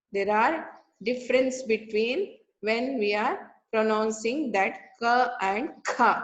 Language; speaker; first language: English; non-native, local second language; Kannada